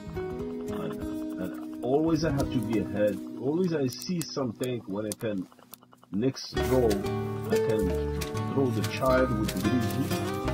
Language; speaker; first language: English; non-native, learner; Arabic